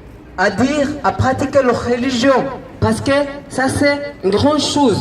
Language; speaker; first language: French; non-native, learner; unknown